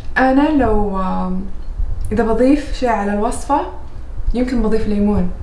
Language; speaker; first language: Arabic; native; Arabic